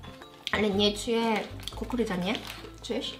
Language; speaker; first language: Polish; non-native, learner; Korean